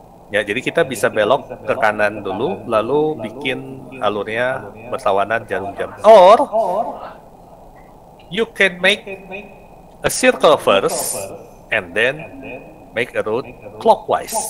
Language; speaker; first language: English; non-native, fluent; Indonesian